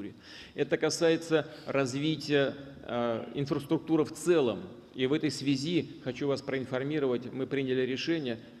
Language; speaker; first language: Russian; native; Russian